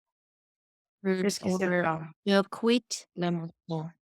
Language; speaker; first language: French; non-native, learner; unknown